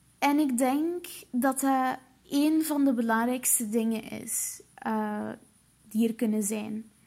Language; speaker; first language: Dutch; early bilingual, other home language; Portuguese